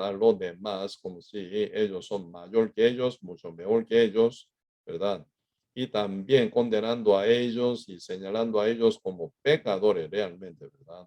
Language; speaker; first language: Spanish; non-native, fluent; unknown